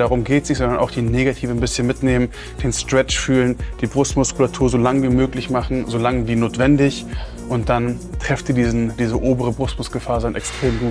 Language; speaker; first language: German; native; German